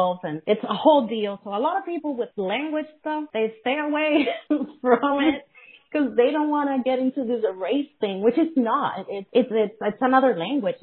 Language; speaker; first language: English; non-native, fluent; Spanish